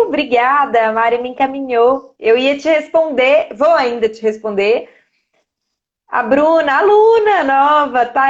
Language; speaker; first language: Portuguese; native; Portuguese